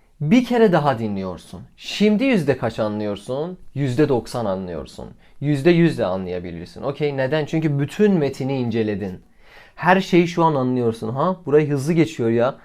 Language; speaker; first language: Turkish; non-native, fluent; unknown